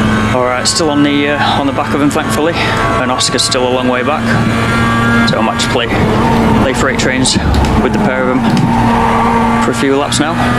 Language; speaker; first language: English; native; English